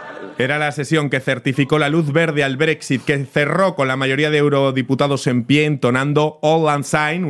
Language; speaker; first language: Spanish; native; Spanish